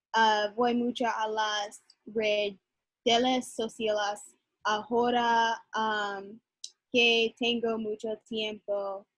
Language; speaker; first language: Spanish; non-native, learner; English